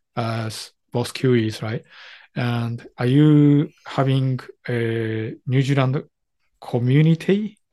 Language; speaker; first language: English; non-native, fluent; Japanese